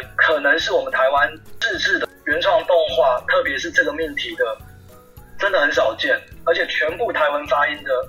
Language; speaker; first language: Chinese; non-native, local second language; Min Nan Chinese